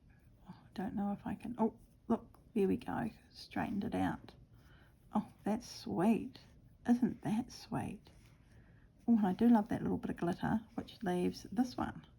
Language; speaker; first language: English; native; English